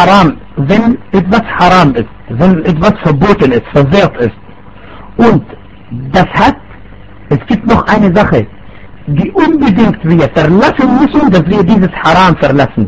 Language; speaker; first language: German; non-native, fluent; Arabic